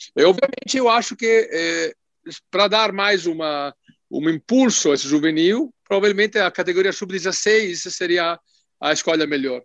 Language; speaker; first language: Portuguese; non-native, fluent; Italian